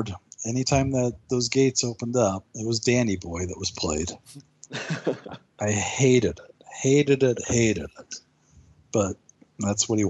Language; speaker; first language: English; native; English